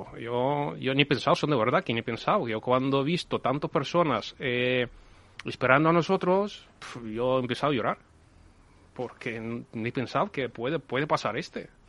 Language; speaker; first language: Spanish; non-native, learner; Ukrainian